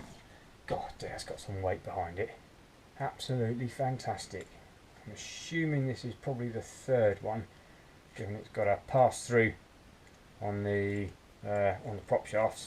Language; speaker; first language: English; native; English